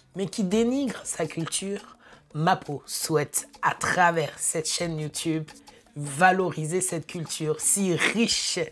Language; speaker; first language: French; native; French